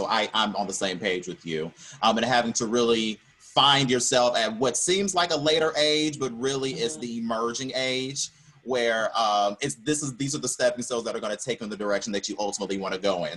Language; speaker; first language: English; native; English